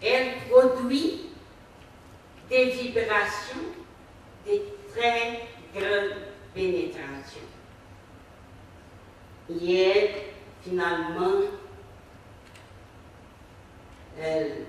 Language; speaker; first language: French; non-native, fluent; Portuguese